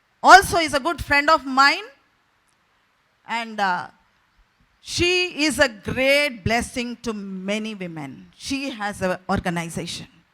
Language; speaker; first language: English; non-native, local second language; Telugu